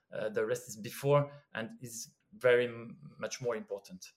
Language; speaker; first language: English; non-native, fluent; French